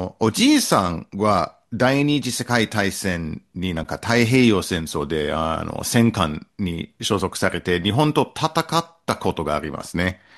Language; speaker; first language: Japanese; non-native, fluent; English